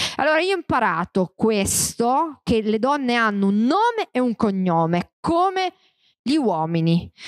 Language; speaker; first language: Italian; native; Italian